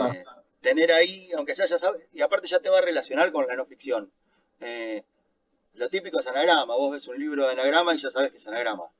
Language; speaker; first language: Spanish; native; Spanish